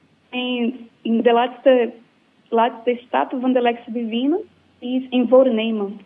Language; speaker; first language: Dutch; non-native, learner; Portuguese